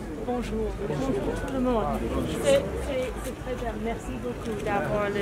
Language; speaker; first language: French; non-native, fluent; English